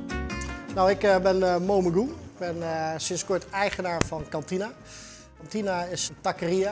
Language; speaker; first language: Dutch; native; Dutch